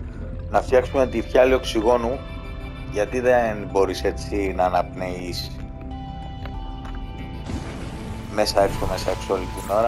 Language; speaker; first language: Greek; native; Greek